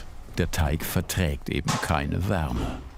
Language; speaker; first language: German; native; German